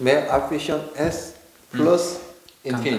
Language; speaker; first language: Spanish; non-native, learner; Korean